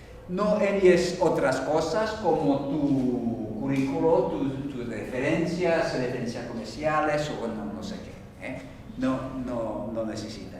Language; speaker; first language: Spanish; non-native, fluent; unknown